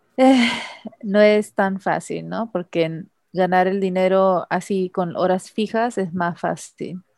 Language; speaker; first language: Spanish; early bilingual, heritage; Spanish